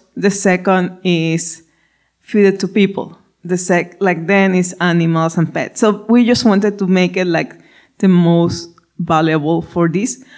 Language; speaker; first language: English; non-native, fluent; Spanish